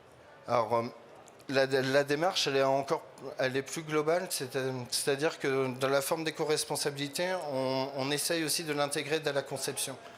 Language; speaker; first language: French; native; French